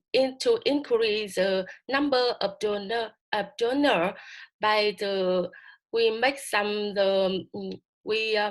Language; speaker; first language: English; non-native, learner; Vietnamese